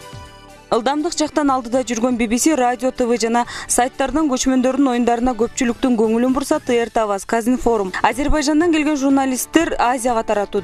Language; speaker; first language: Kyrgyz; native; Kyrgyz